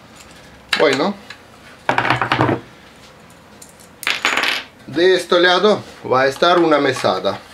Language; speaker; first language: Spanish; non-native, learner; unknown